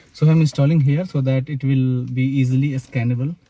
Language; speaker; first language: English; non-native, local second language; Hindi